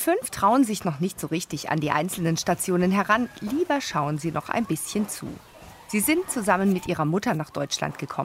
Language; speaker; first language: German; native; German